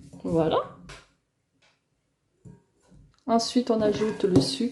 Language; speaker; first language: French; native; French